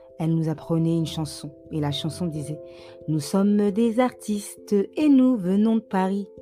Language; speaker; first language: French; native; French